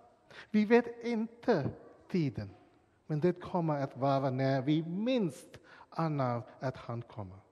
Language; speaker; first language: Swedish; non-native, fluent; English